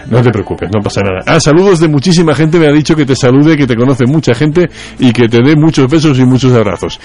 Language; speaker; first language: Spanish; native; Spanish